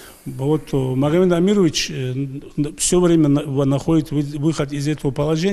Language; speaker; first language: Russian; native; Russian